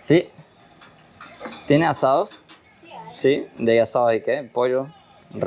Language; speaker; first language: Spanish; non-native, fluent; Portuguese